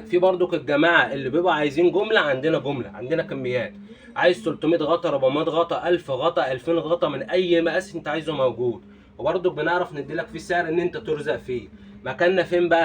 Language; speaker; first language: Arabic; native; Arabic